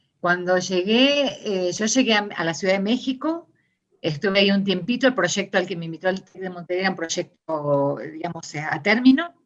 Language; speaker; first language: Spanish; native; Spanish